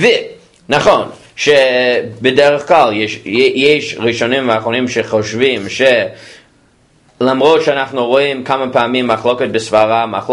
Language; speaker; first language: Hebrew; non-native, fluent; English